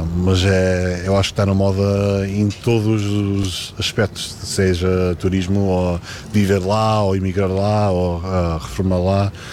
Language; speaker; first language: Portuguese; early bilingual, heritage; Portuguese